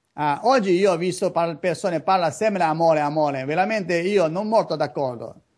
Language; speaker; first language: Italian; non-native, learner; Chinese